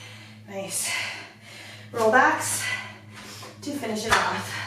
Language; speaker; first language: English; native; English